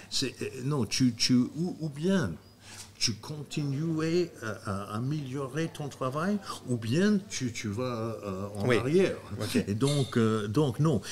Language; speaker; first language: French; non-native, fluent; English